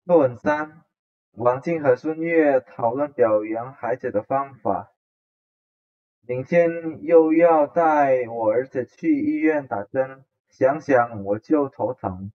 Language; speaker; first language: Chinese; non-native, fluent; Indonesian